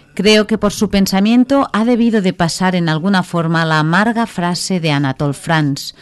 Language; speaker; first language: Spanish; non-native, local second language; Catalan